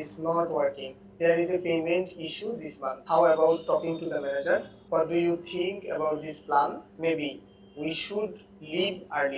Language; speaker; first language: English; non-native, learner; Bangla